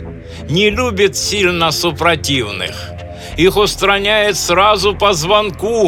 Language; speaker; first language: Russian; native; Russian